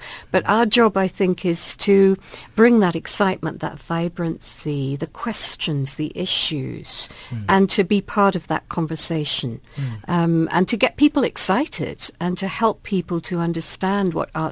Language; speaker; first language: English; native; English